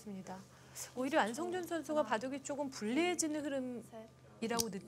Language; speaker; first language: Korean; native; Korean